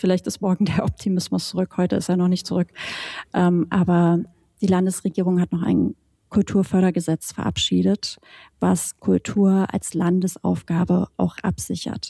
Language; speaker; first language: German; native; German